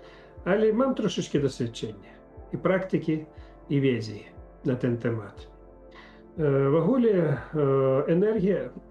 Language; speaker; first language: Polish; non-native, fluent; Ukrainian